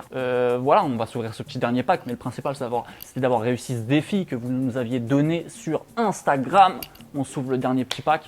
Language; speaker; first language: French; native; French